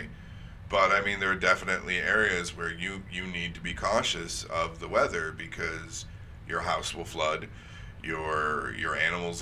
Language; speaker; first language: English; native; English